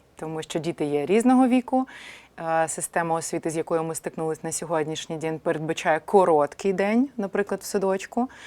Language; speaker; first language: Ukrainian; native; Ukrainian